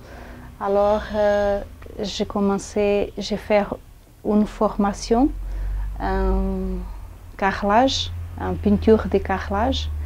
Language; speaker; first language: French; non-native, fluent; Portuguese